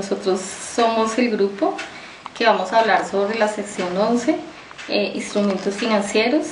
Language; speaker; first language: Spanish; native; Spanish